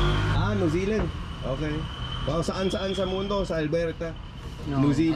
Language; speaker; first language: Filipino; non-native, learner; English